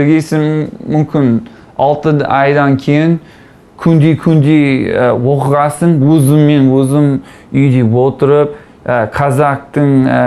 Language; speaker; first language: Kazakh; non-native, learner; English